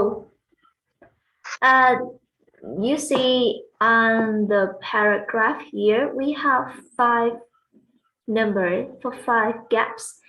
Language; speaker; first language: English; non-native, fluent; Vietnamese